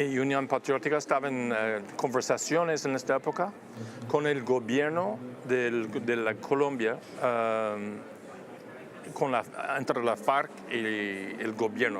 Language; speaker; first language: Spanish; non-native, fluent; English